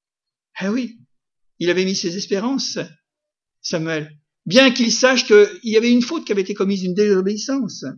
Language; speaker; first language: French; native; French